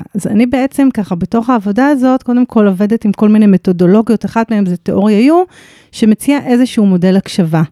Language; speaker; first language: Hebrew; native; Hebrew